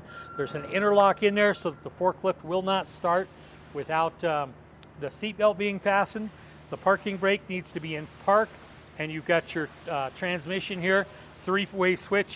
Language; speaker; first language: English; native; English